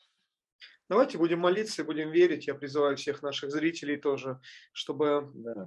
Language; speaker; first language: Russian; native; Russian